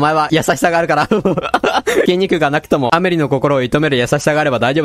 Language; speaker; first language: Japanese; native; Japanese